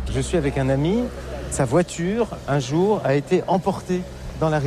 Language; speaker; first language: French; native; French